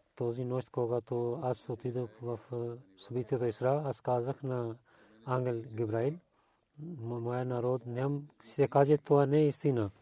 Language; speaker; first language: Bulgarian; non-native, learner; Urdu